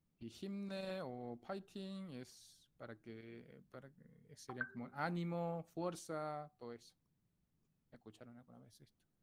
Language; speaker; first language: Spanish; non-native, fluent; Korean